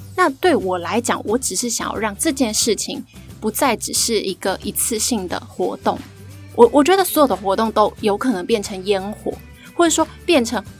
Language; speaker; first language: Chinese; native; Chinese